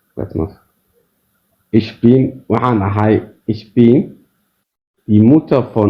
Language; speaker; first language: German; non-native, learner; Somali